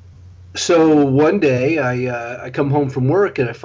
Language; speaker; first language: English; native; English